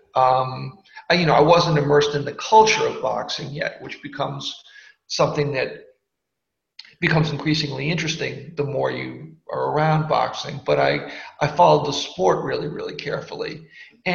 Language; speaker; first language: English; native; English